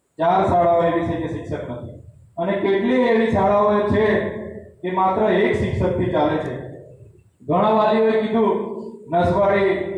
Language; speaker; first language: Gujarati; native; Gujarati